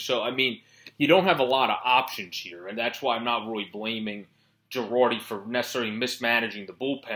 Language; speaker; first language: English; native; English